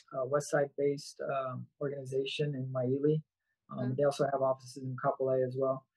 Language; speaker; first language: English; native; English